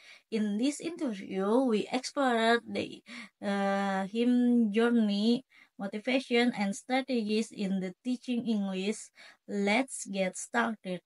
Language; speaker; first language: English; non-native, learner; Indonesian